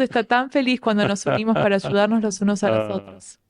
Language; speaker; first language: Spanish; native; Spanish